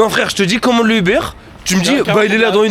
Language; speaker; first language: French; native; French